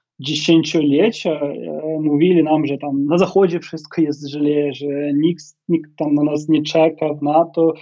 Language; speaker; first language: Polish; non-native, fluent; Ukrainian